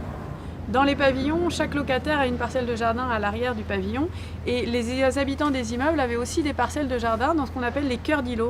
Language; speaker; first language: French; native; French